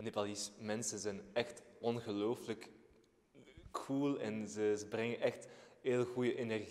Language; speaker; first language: Dutch; non-native, local second language; French